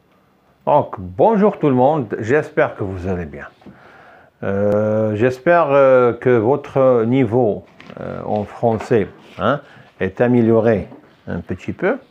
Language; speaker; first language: French; non-native, fluent; Arabic